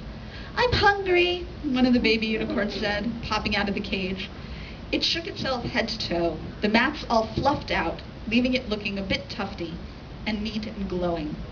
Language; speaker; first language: English; native; English